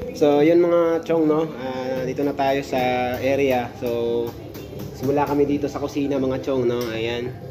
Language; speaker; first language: Filipino; non-native, local second language; Cebuano